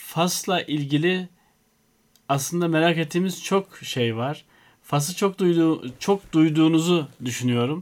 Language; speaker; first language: Turkish; native; Turkish